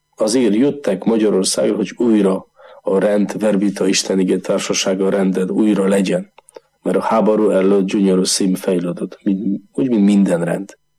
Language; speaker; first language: Hungarian; non-native, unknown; Polish